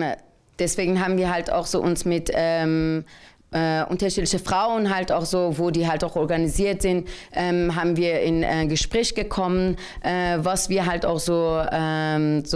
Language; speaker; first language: German; non-native, fluent; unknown